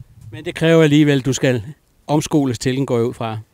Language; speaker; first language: Danish; native; Danish